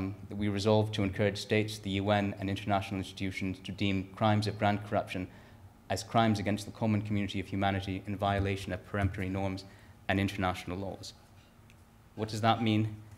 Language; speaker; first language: English; native; English